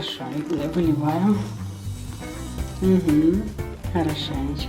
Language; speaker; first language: Russian; native; Russian